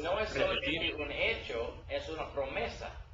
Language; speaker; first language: Spanish; non-native, learner; English